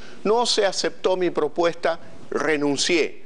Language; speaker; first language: Spanish; native; Spanish